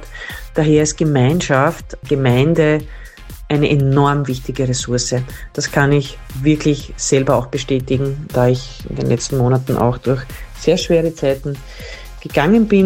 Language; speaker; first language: German; native; German